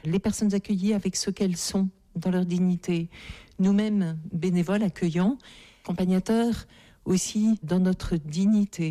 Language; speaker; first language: French; native; French